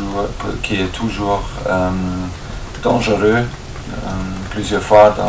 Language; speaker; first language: French; non-native, fluent; German